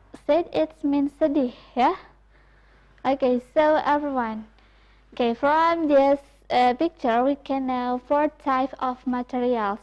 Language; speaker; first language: English; non-native, fluent; Indonesian